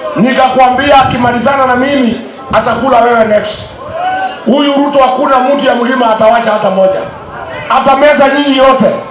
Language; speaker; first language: Swahili; non-native, local second language; Kikuyu